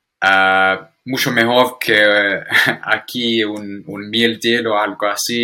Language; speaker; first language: Spanish; non-native, learner; English